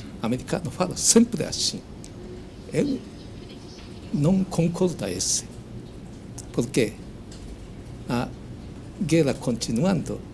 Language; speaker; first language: Portuguese; non-native, learner; Japanese